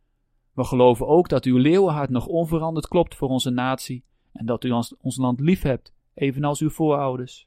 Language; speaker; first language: Dutch; native; Dutch